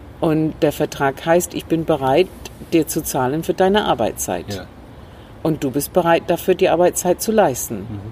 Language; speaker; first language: German; non-native, fluent; English